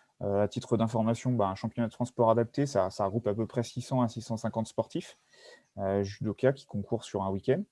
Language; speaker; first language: French; native; French